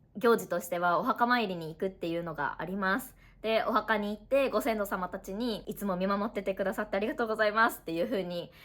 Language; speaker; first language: Japanese; native; Japanese